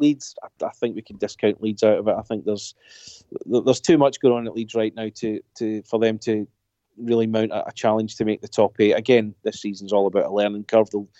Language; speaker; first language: English; native; English